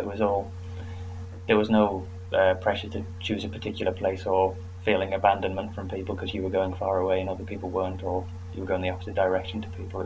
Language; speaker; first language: English; native; English